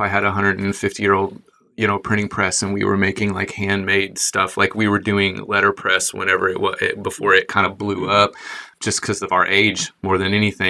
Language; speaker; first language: English; native; English